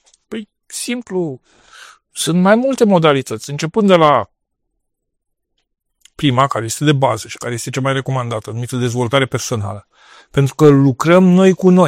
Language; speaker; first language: Romanian; native; Romanian